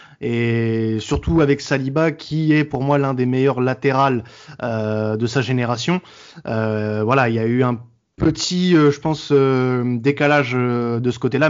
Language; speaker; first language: French; native; French